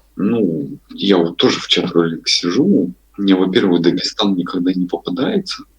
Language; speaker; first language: Russian; native; Russian